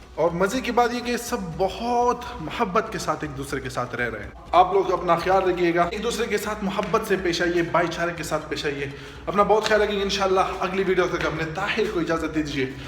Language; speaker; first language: Urdu; non-native, local second language; Pashto